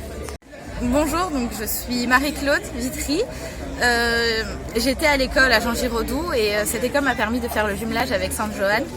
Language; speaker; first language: French; native; French